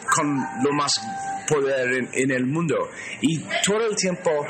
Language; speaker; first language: Spanish; non-native, learner; English